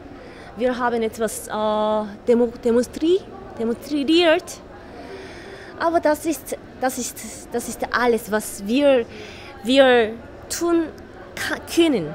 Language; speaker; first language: German; non-native, learner; Korean